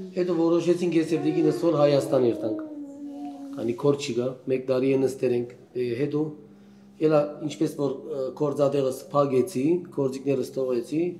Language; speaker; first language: Armenian; early bilingual, heritage; Armenian